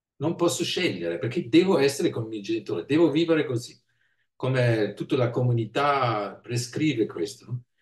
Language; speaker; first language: Italian; non-native, fluent; German